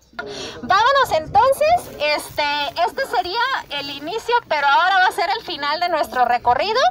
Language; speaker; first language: Spanish; native; Spanish